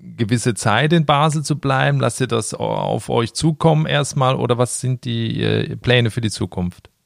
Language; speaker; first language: German; native; German